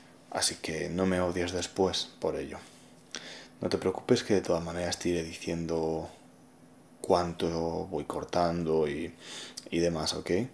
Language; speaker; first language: Spanish; native; Spanish